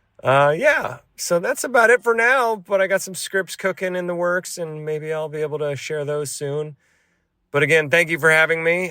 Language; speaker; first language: English; native; English